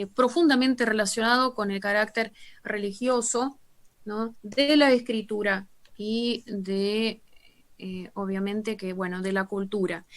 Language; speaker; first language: Spanish; non-native, fluent; Russian